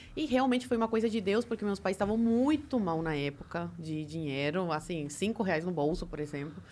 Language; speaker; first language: Portuguese; early bilingual, other home language; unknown